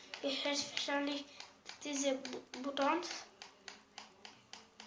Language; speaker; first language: German; non-native, learner; Bulgarian